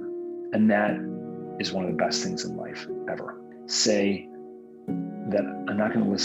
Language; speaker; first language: English; native; English